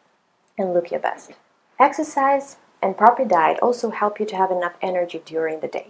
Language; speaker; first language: English; non-native, fluent; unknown